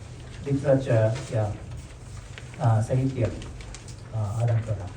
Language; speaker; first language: Hindi; non-native, fluent; Japanese